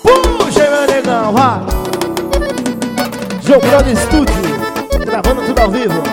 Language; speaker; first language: Portuguese; native; Portuguese